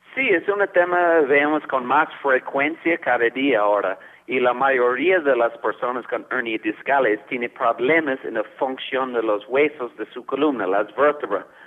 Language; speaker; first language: Spanish; non-native, fluent; English